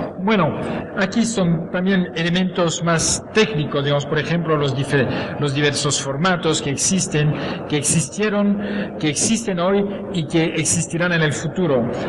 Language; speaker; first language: Spanish; non-native, fluent; French